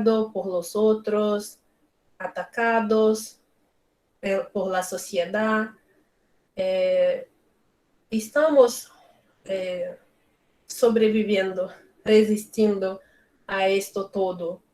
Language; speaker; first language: Spanish; non-native, learner; Portuguese